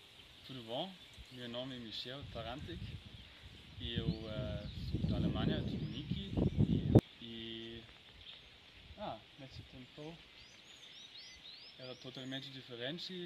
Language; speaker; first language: Portuguese; non-native, learner; German